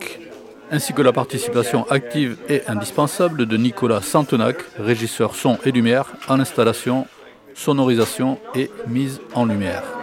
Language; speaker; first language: French; native; French